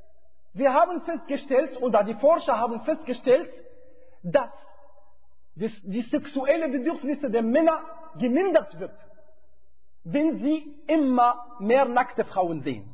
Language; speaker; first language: German; non-native, fluent; Arabic